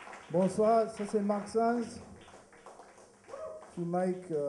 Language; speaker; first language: French; non-native, learner; English